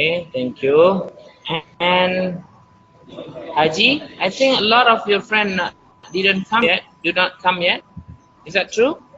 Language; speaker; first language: English; non-native, learner; Indonesian